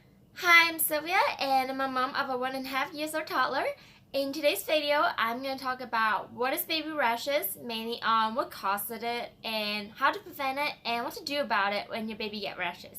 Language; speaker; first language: English; non-native, fluent; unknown